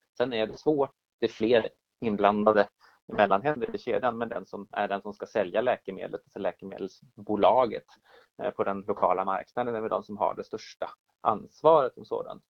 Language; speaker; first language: Swedish; native; Swedish